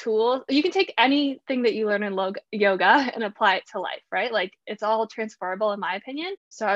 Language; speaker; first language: English; native; English